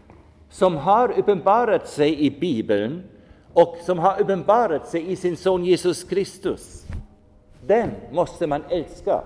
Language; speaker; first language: Swedish; non-native, fluent; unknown